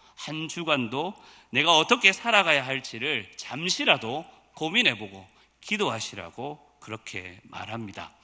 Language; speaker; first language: Korean; native; Korean